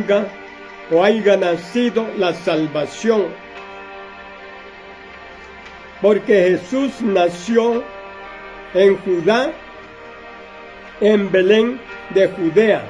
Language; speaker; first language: Spanish; native; Spanish